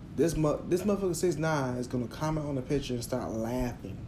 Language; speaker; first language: English; native; English